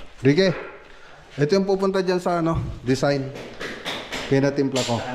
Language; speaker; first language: Filipino; native; Filipino